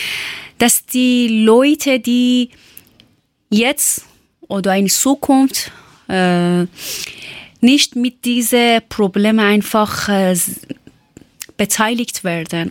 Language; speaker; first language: German; non-native, learner; Persian